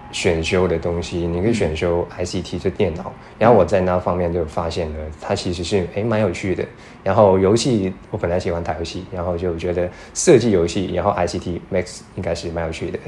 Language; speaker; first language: Chinese; non-native, fluent; Cantonese